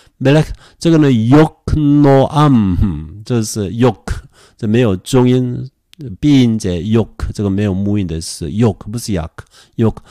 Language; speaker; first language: Chinese; non-native, fluent; Korean